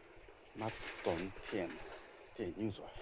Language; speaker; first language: Vietnamese; non-native, learner; Japanese